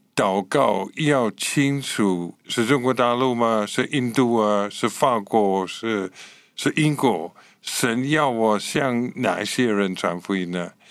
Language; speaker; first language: Chinese; non-native, fluent; English